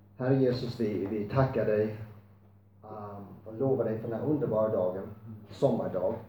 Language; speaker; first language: Swedish; non-native, fluent; English